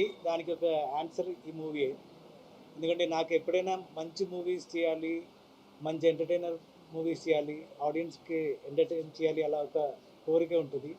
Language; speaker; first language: Telugu; non-native, fluent; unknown